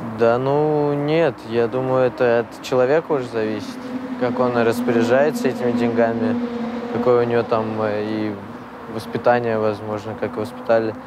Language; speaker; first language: Russian; early bilingual, other home language; Armenian